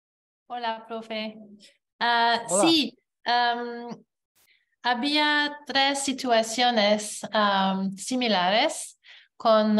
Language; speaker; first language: Spanish; non-native, learner; English